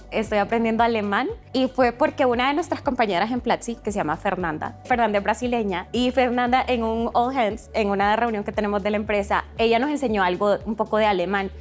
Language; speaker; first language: Spanish; early bilingual, other home language; Portuguese